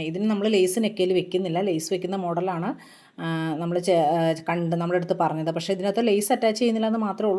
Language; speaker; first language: Malayalam; native; Malayalam